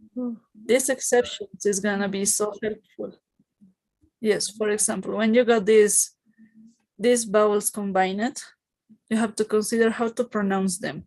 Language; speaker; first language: English; non-native, fluent; Spanish